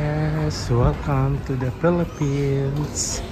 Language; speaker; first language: English; non-native, local second language; Filipino